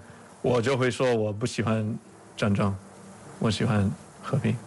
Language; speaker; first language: Chinese; non-native, fluent; English